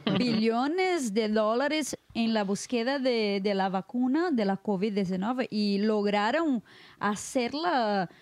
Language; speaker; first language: Spanish; non-native, fluent; Portuguese